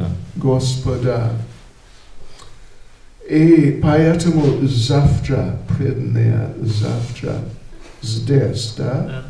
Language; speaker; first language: Russian; non-native, learner; English